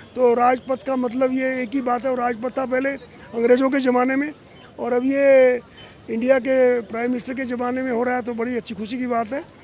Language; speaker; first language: Hindi; native; Hindi